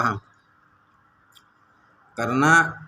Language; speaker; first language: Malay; non-native, learner; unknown